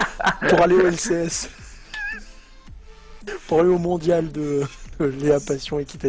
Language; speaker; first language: French; native; French